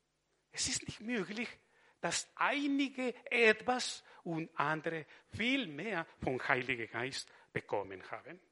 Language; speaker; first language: German; non-native, fluent; Spanish